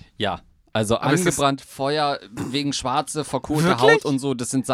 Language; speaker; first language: German; native; German